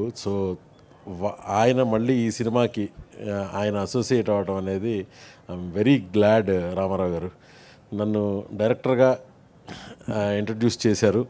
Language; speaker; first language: Telugu; native; Telugu